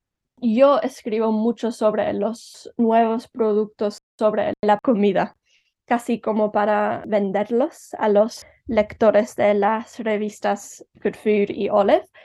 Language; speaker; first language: Spanish; early bilingual, heritage; Spanish